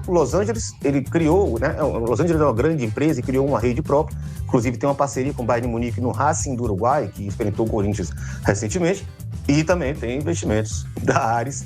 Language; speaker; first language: Portuguese; native; Portuguese